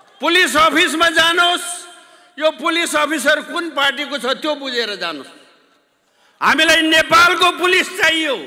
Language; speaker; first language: Nepali; native; Nepali